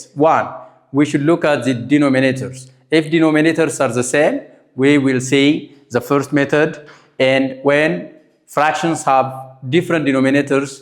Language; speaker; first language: English; non-native, local second language; Amharic